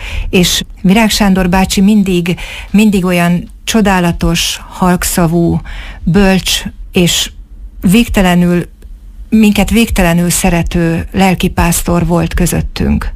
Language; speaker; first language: Hungarian; native; Hungarian